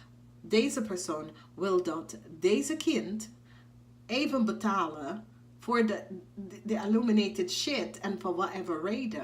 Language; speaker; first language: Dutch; non-native, fluent; English